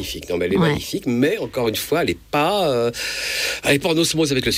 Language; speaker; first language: French; native; French